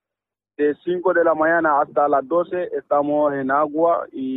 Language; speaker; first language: Spanish; non-native, learner; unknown